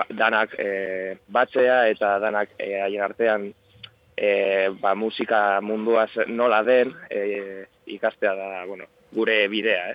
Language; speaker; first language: Basque; non-native, local second language; Spanish